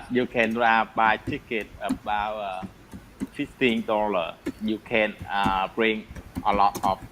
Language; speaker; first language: English; non-native, learner; Vietnamese